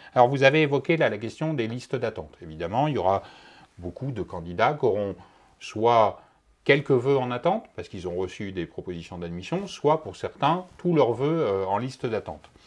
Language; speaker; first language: French; native; French